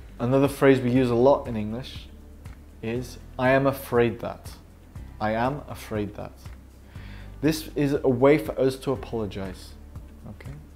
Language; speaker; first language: English; native; English